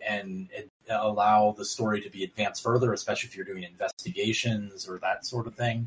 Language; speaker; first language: English; native; English